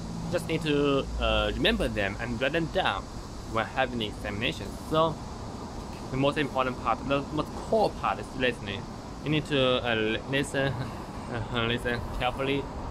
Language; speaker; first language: English; non-native, fluent; Chinese